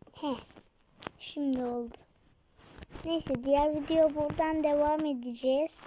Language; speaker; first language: Turkish; native; Turkish